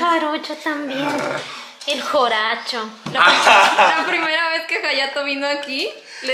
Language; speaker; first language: Spanish; native; Spanish